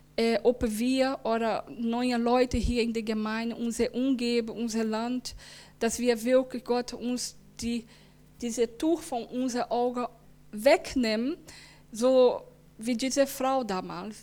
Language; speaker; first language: German; non-native, learner; Portuguese